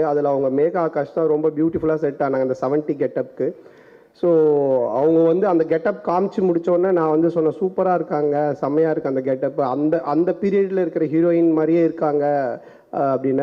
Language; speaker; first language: Tamil; native; Tamil